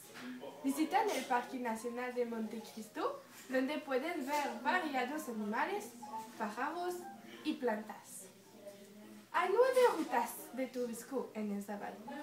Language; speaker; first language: Spanish; non-native, learner; French